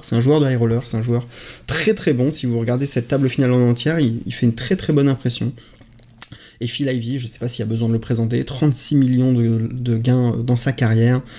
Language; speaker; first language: French; native; French